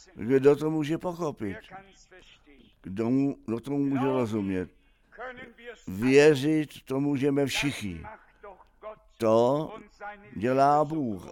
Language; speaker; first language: Czech; non-native, fluent; German